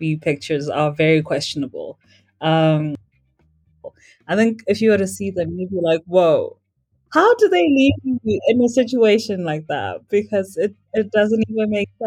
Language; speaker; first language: English; non-native, local second language; Shona